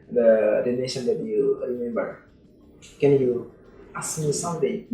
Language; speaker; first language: English; non-native, learner; Indonesian